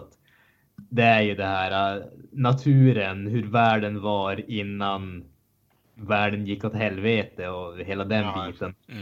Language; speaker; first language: Swedish; native; Swedish